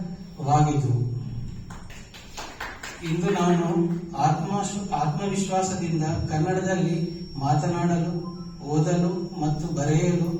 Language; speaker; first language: Kannada; non-native, learner; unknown